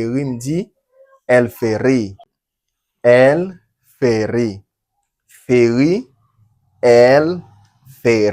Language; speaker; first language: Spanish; non-native, learner; Haitian Creole